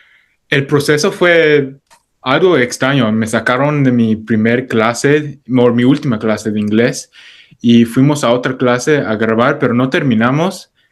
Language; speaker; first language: Spanish; early bilingual, heritage; Spanish